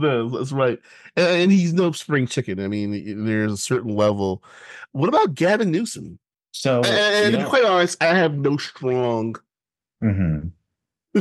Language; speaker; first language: English; native; English